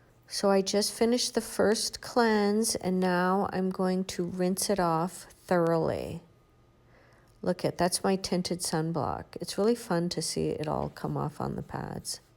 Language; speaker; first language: English; native; English